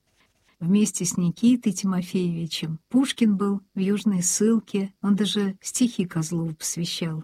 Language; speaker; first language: Russian; native; Russian